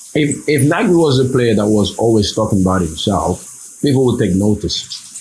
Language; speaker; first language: English; early bilingual, other home language; Norwegian